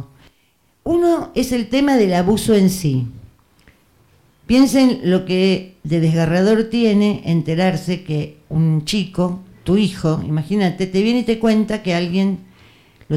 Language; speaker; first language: Spanish; native; Spanish